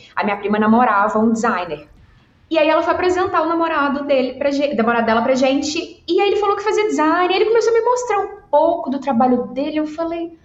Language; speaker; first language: Portuguese; native; Portuguese